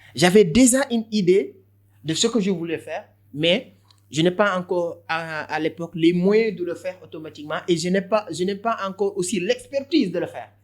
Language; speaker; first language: French; non-native, local second language; Wolof